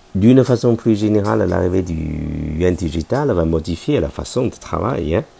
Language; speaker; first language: French; non-native, fluent; Chinese